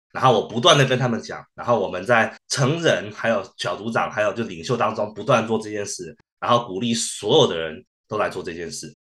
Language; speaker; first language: Chinese; early bilingual, heritage; Chinese